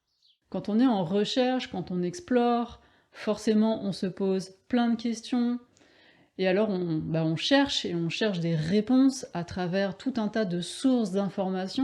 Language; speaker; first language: French; native; French